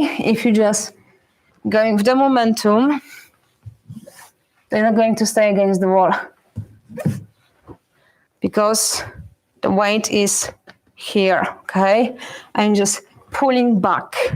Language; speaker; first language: English; non-native, fluent; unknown